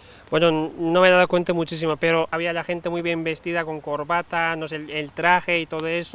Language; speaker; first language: Spanish; non-native, fluent; Turkish